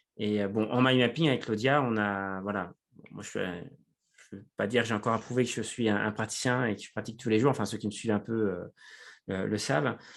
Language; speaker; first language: French; native; French